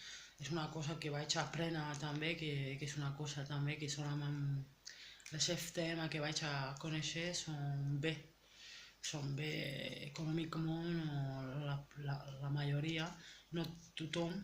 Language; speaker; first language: Catalan; non-native, learner; French